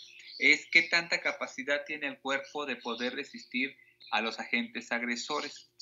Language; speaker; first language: Spanish; native; Spanish